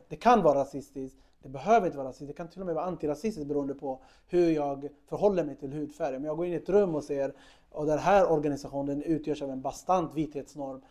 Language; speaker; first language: Swedish; early bilingual, other home language; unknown